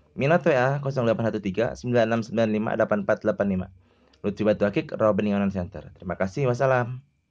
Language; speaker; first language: Indonesian; native; Indonesian